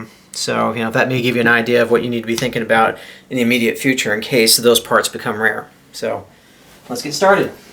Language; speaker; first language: English; native; English